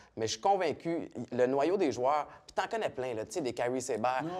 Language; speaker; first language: French; native; French